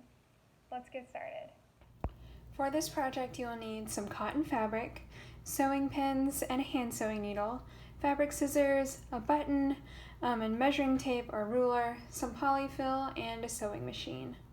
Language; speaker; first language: English; native; English